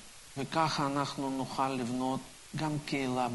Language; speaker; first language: Hebrew; non-native, fluent; Russian